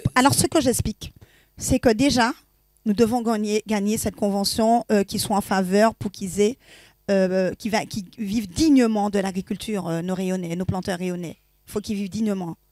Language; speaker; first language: French; native; French